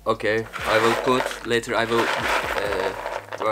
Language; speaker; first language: English; non-native, learner; Turkish